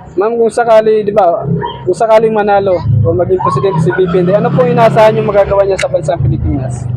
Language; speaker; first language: Filipino; native; Filipino